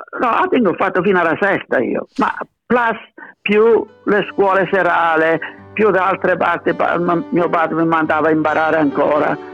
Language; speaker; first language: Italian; native; Italian